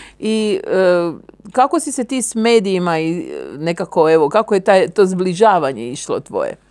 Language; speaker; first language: Croatian; native; Croatian